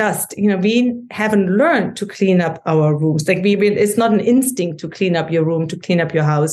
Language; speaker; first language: English; non-native, fluent; German